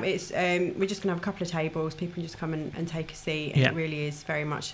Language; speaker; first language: English; native; English